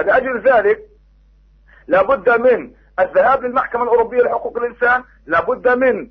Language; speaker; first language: Arabic; native; Arabic